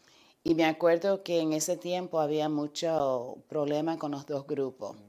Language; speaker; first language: Spanish; early bilingual, heritage; Spanish